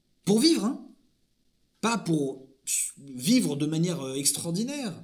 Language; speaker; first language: French; native; French